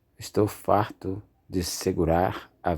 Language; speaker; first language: Portuguese; native; Portuguese